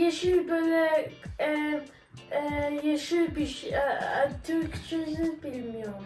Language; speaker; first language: Turkish; early bilingual, heritage; Turkish